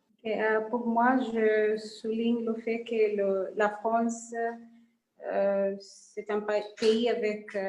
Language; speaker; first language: French; non-native, fluent; Swahili